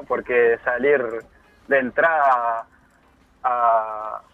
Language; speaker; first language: Spanish; native; Spanish